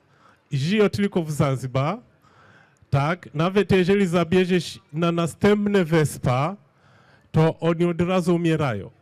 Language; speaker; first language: Polish; non-native, fluent; Swahili